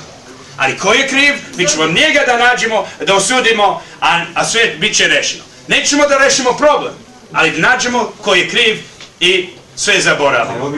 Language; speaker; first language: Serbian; early bilingual, heritage; Serbian